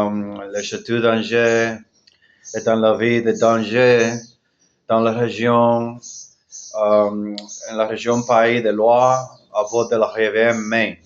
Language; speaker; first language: French; non-native, learner; Spanish